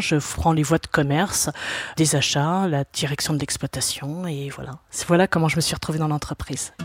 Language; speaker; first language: French; native; French